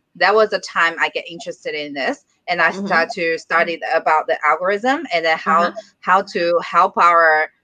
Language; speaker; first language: English; non-native, fluent; Chinese